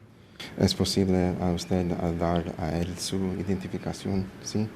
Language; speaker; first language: Spanish; early bilingual, heritage; English